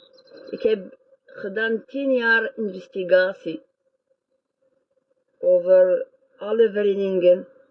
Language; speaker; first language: Dutch; non-native, learner; French